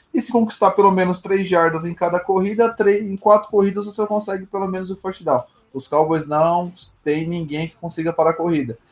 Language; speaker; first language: Portuguese; native; Portuguese